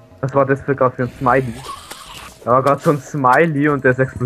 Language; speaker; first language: German; native; German